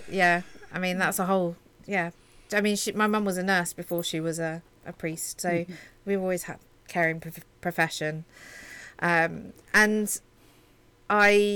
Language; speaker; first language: English; native; English